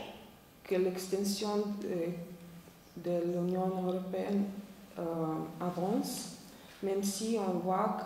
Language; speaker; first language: French; non-native, fluent; Slovenian